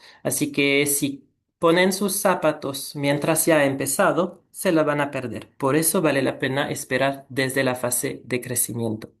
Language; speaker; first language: Spanish; non-native, fluent; French